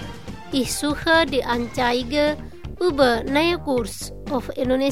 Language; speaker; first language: German; non-native, fluent; Indonesian